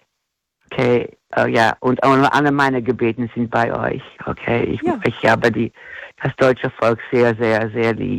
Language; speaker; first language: German; non-native, fluent; English